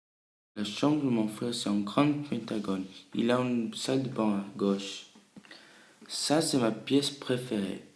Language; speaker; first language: French; early bilingual, other home language; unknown